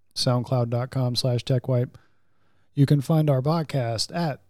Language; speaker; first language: English; native; English